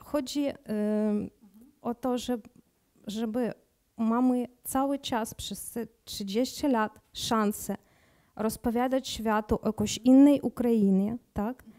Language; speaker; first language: Polish; non-native, learner; Ukrainian